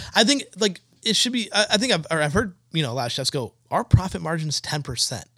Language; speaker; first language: English; native; English